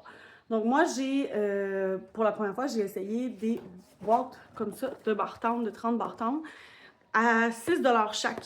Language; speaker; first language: French; native; French